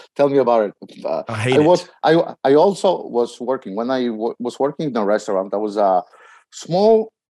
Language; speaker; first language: English; non-native, fluent; Polish